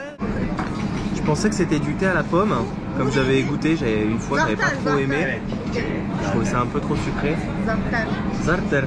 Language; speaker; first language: French; native; French